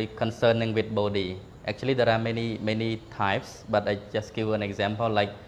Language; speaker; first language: English; non-native, fluent; Khmer